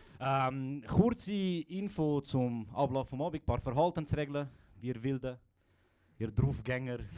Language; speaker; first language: German; early bilingual, other home language; Croatian